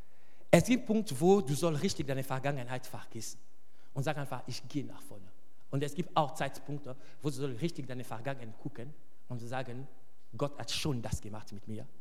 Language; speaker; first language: German; non-native, fluent; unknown